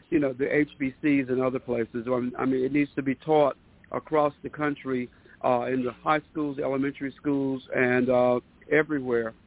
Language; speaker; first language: English; native; English